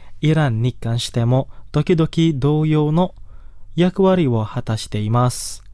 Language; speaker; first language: Japanese; non-native, fluent; Indonesian